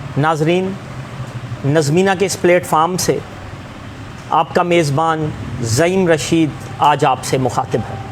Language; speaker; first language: Urdu; non-native, local second language; Punjabi